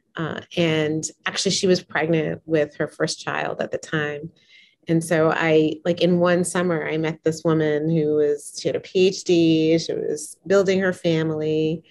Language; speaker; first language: English; native; English